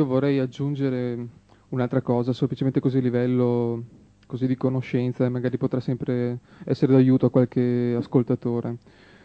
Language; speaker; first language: Italian; native; Italian